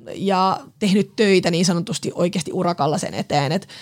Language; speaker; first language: Finnish; native; Finnish